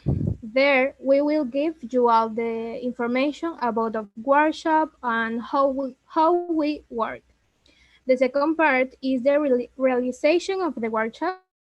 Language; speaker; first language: English; non-native, learner; Spanish